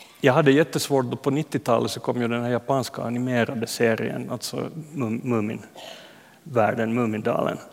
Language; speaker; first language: Swedish; native; Swedish